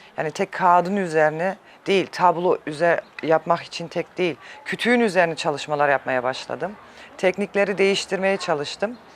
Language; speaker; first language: Turkish; early bilingual, heritage; Turkish